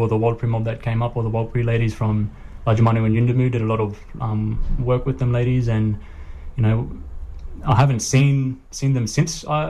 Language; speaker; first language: English; native; English